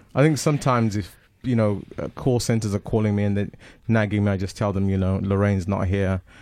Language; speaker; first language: English; non-native, local second language; Shona